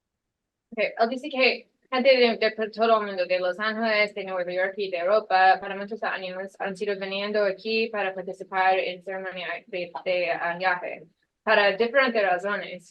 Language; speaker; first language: Spanish; non-native, learner; English